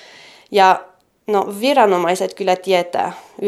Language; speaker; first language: Finnish; non-native, fluent; French